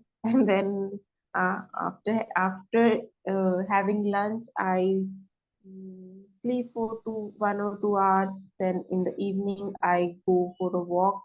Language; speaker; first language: English; non-native, learner; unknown